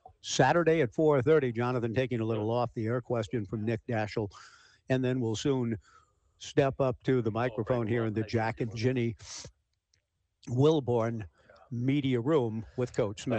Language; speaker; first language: English; native; English